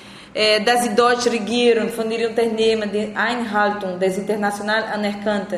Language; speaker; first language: German; non-native, learner; Portuguese